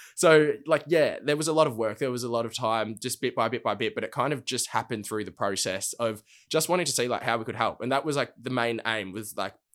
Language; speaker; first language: English; native; English